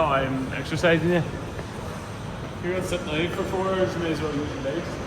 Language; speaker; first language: English; native; English